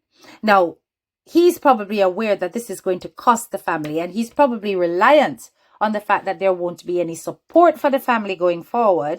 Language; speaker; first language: English; native; English